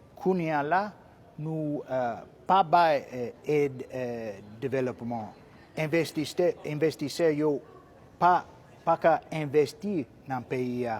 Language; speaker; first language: Haitian Creole; non-native, fluent; English